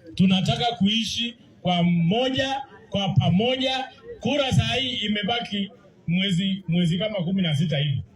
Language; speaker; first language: Swahili; non-native, local second language; Kalenjin